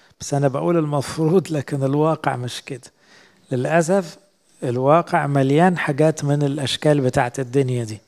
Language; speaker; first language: Arabic; native; Arabic